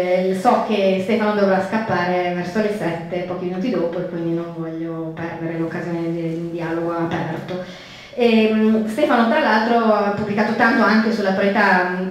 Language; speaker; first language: Italian; native; Italian